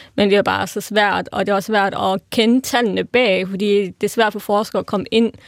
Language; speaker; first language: Danish; native; Danish